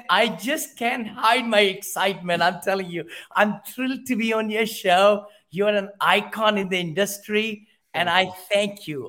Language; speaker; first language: English; non-native, local second language; Hindi